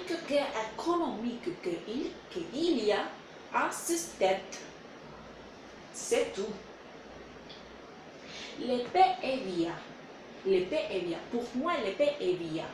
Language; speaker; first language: French; non-native, learner; Spanish